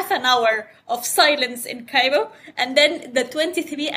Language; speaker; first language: English; non-native, fluent; Arabic